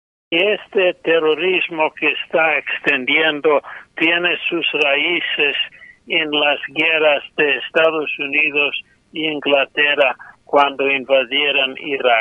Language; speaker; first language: Spanish; non-native, fluent; English